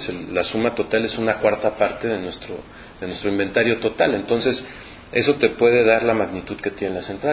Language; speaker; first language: Spanish; native; Spanish